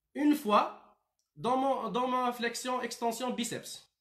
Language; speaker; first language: French; non-native, local second language; Arabic